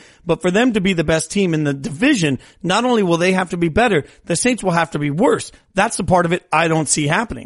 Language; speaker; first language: English; native; English